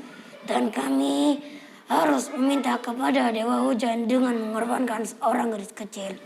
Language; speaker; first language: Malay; non-native, local second language; Javanese